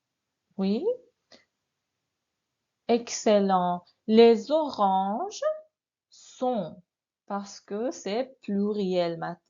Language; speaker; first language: French; non-native, fluent; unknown